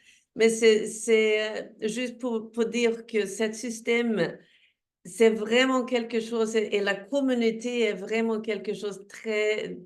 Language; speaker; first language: French; non-native, fluent; Swedish